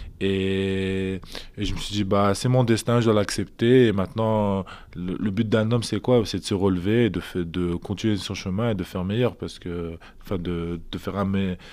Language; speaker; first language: French; early bilingual, other home language; Azerbaijani